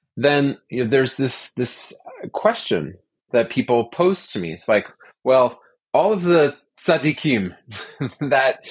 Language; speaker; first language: English; native; English